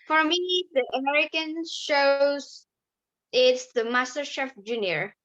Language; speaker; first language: English; non-native, learner; Vietnamese